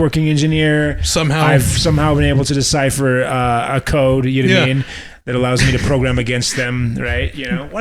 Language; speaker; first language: English; native; English